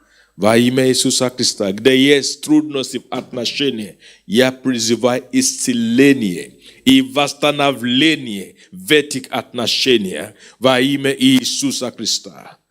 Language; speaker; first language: Russian; non-native, fluent; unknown